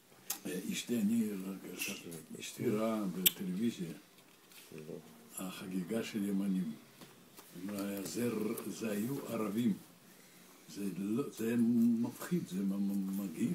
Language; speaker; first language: Hebrew; non-native, learner; Russian